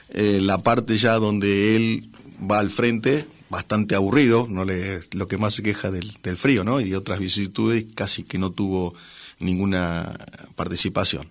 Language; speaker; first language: Spanish; native; Spanish